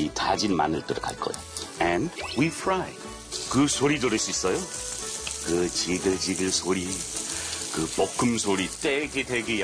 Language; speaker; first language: Korean; non-native, learner; English